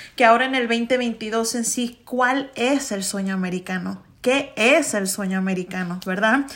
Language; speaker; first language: Spanish; early bilingual, heritage; Spanish